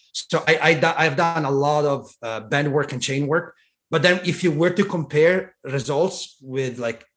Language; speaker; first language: English; non-native, fluent; Italian